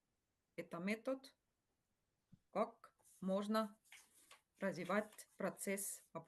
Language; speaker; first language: Russian; non-native, fluent; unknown